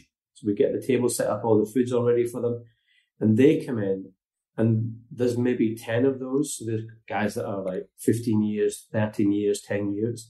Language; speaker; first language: English; native; English